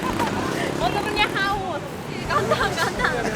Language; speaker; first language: Indonesian; non-native, learner; Japanese